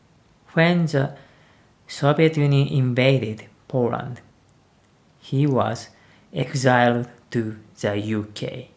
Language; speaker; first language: English; non-native, learner; Japanese